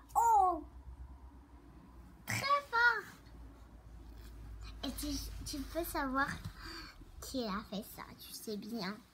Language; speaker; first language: French; early bilingual, other home language; Turkish